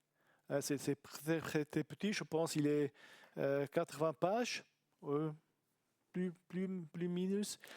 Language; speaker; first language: French; non-native, learner; Italian